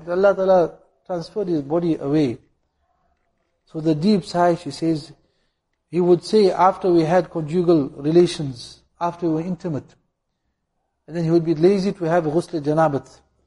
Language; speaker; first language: English; native; English